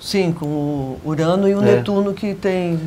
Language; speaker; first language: Portuguese; native; Portuguese